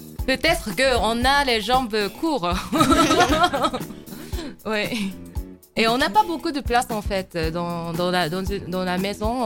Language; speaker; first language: French; non-native, fluent; Japanese